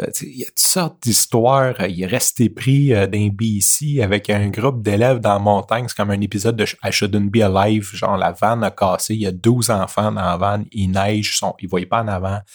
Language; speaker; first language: French; native; French